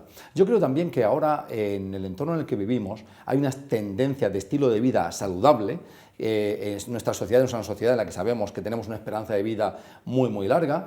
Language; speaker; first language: Spanish; native; Spanish